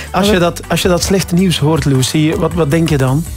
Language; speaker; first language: Dutch; native; Dutch